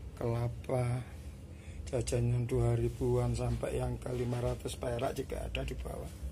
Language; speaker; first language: Indonesian; non-native, local second language; Javanese